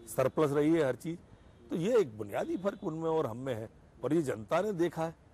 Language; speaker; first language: Hindi; native; Hindi